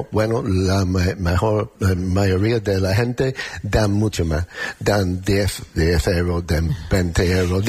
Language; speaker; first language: Spanish; non-native, learner; English